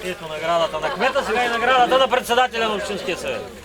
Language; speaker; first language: Bulgarian; native; Bulgarian